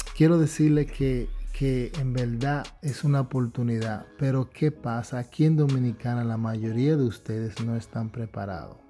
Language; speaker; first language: Spanish; early bilingual, heritage; Spanish